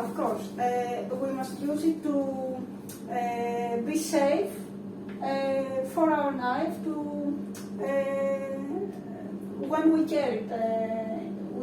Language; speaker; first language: English; non-native, learner; Greek